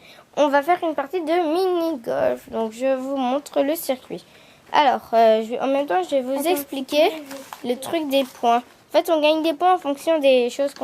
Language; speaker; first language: French; native; French